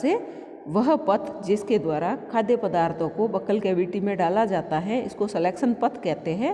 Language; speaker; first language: Hindi; native; Hindi